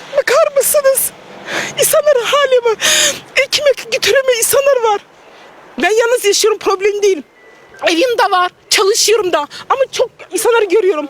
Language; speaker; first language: Turkish; non-native, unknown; Russian